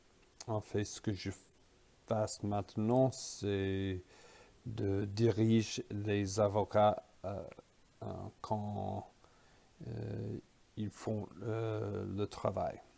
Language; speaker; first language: French; non-native, fluent; English